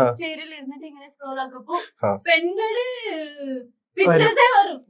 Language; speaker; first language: Malayalam; non-native, learner; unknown